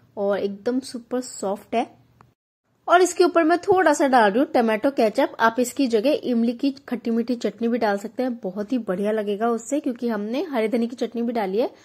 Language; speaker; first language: Hindi; native; Hindi